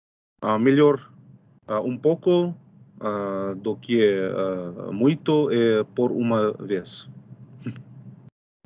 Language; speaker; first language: Portuguese; non-native, fluent; Russian